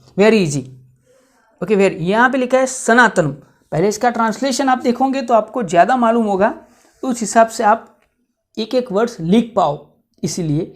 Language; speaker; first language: Hindi; non-native, local second language; Gujarati